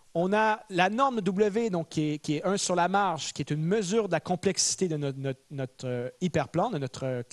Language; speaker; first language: French; native; French